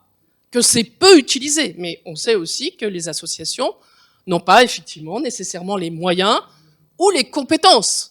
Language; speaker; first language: French; native; French